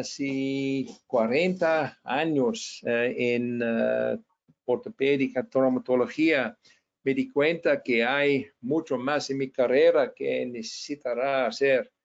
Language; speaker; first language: Spanish; non-native, fluent; English